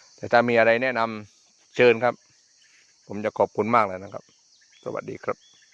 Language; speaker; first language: Thai; native; Thai